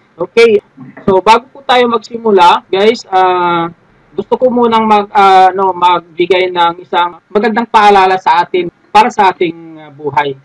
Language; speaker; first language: Filipino; non-native, local second language; Iloko